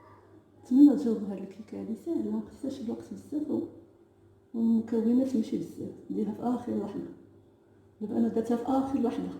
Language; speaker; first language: Arabic; native; Arabic